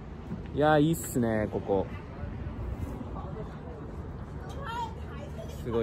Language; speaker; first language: Japanese; native; Japanese